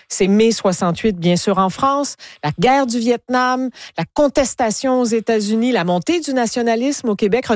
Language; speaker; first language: French; native; French